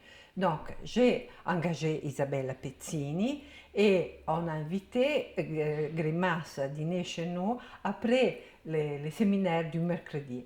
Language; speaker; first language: French; non-native, fluent; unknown